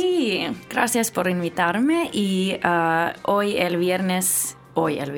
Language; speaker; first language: Spanish; non-native, learner; Finnish